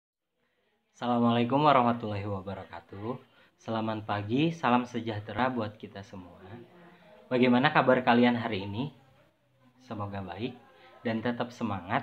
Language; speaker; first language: Indonesian; native; Indonesian